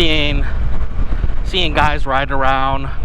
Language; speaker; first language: English; native; English